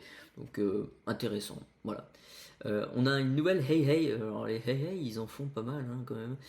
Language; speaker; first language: French; native; French